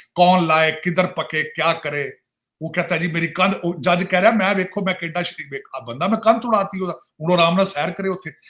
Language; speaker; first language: Urdu; non-native, local second language; Punjabi